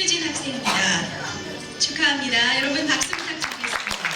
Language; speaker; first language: Korean; native; Korean